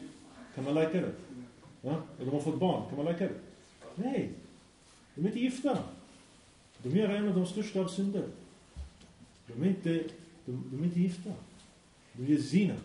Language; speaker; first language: Swedish; early bilingual, other home language; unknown